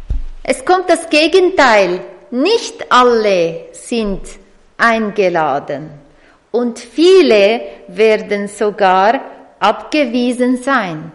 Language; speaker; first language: German; non-native, fluent; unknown